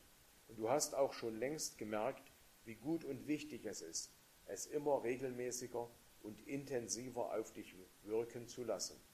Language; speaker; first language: German; native; German